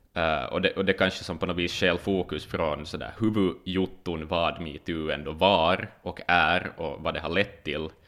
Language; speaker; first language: Swedish; native; Swedish